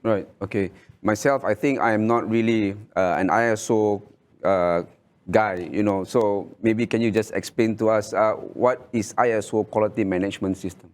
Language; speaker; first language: English; non-native, local second language; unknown